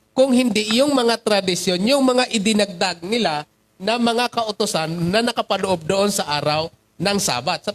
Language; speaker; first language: Filipino; non-native, local second language; Cebuano